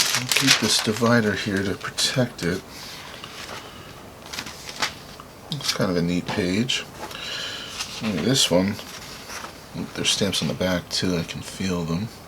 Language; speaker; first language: English; native; English